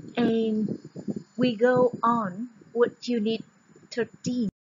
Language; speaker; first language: English; non-native, fluent; Vietnamese